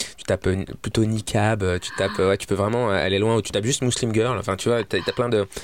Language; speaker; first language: French; early bilingual, other home language; Arabic